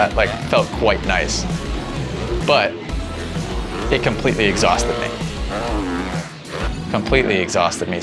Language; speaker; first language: English; native; English